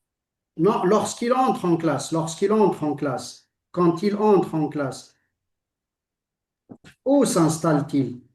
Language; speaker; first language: French; non-native, local second language; Arabic